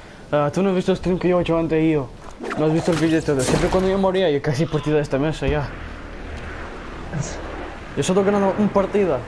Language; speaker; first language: Spanish; non-native, learner; English